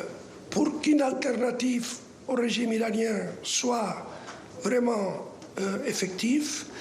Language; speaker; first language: French; non-native, fluent; Spanish